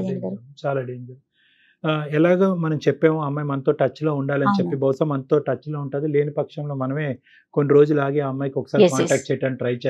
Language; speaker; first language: Telugu; native; Telugu